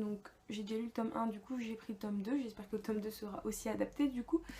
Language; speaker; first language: French; native; French